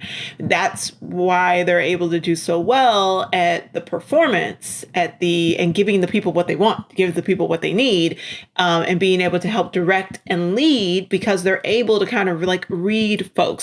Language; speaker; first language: English; native; English